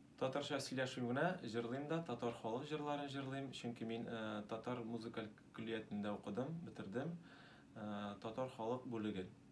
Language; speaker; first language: Tatar; early bilingual, other home language; Armenian